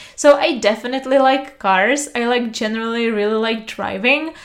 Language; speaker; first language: English; non-native, fluent; Czech